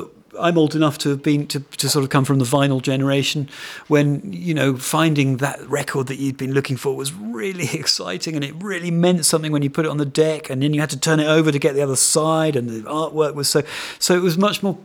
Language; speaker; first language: English; native; English